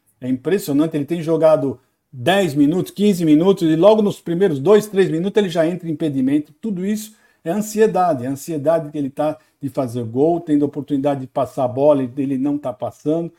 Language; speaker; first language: Portuguese; native; Portuguese